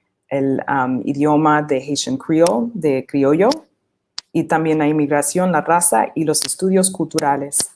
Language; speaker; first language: Spanish; non-native, fluent; English